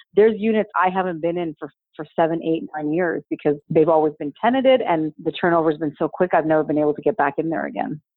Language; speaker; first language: English; native; English